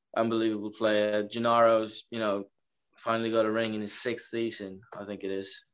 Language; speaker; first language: English; non-native, fluent; Norwegian